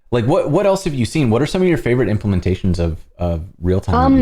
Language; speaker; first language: English; native; English